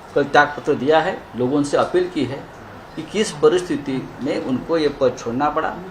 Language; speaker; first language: Hindi; non-native, local second language; Marathi